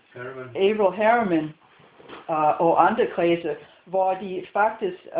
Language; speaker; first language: Danish; non-native, fluent; English